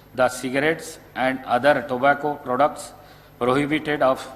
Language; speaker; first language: English; non-native, local second language; Telugu